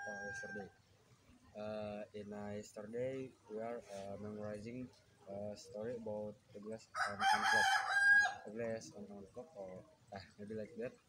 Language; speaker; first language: English; non-native, learner; Indonesian